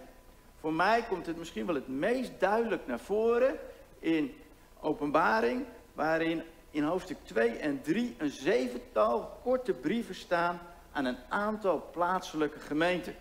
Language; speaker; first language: Dutch; native; Dutch